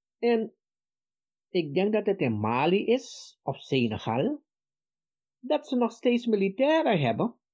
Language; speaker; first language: Dutch; native; Dutch